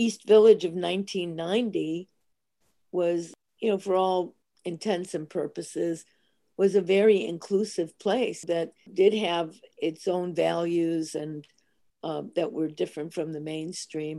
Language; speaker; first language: English; early bilingual, other home language; Italian